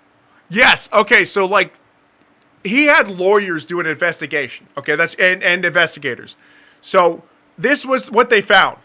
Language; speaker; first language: English; native; English